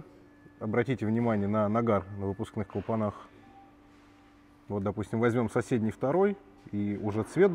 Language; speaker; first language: Russian; native; Russian